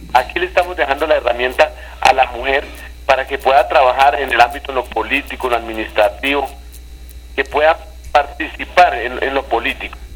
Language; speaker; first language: Spanish; native; Spanish